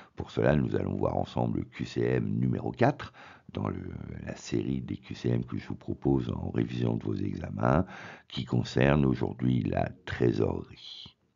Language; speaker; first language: French; native; French